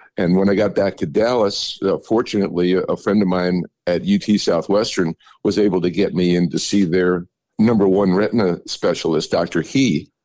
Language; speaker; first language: English; native; English